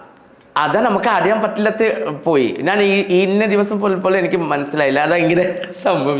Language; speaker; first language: Malayalam; non-native, local second language; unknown